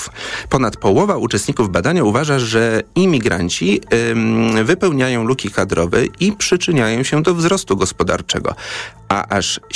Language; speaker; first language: Polish; native; Polish